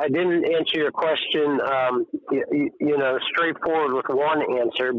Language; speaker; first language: English; native; English